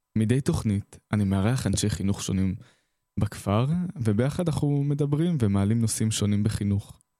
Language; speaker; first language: Hebrew; native; Hebrew